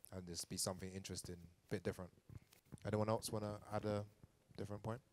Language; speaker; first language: English; native; English